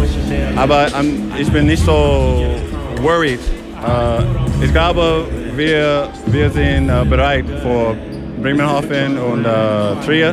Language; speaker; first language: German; non-native, learner; English